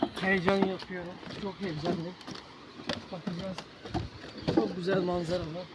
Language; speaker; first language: Turkish; non-native, learner; Hindi